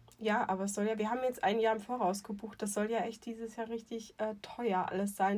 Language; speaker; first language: German; native; German